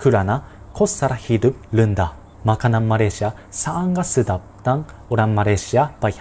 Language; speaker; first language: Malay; non-native, learner; Japanese